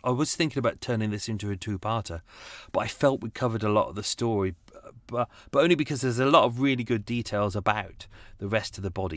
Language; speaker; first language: English; native; English